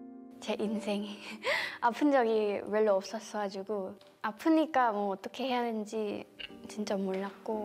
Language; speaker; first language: Korean; non-native, fluent; Thai